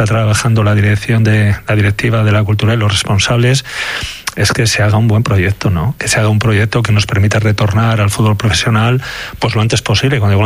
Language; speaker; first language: Spanish; native; Spanish